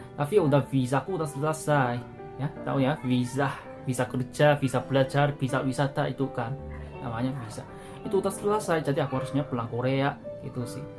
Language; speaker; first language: Indonesian; non-native, fluent; Korean